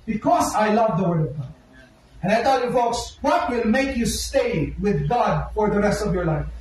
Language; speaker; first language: English; non-native, local second language; Filipino